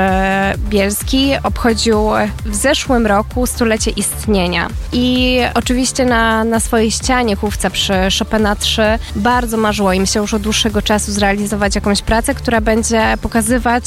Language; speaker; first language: Polish; native; Polish